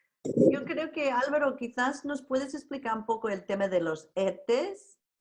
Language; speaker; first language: Spanish; non-native, fluent; English